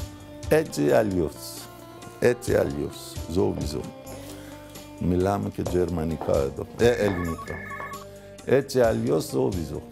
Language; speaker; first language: Greek; non-native, fluent; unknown